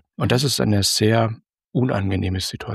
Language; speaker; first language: German; native; German